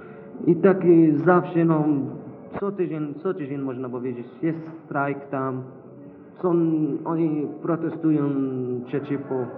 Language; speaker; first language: Polish; non-native, fluent; Arabic